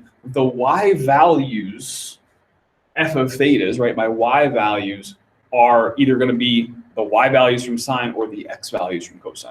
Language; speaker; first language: English; native; English